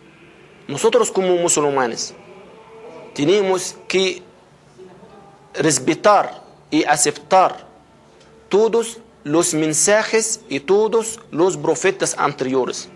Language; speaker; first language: Spanish; non-native, fluent; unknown